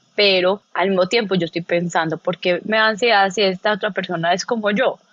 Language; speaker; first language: Spanish; native; Spanish